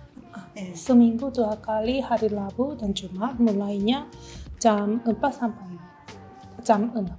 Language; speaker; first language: Indonesian; non-native, learner; Korean